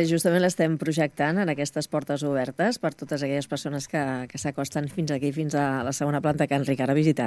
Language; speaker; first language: Catalan; native; Catalan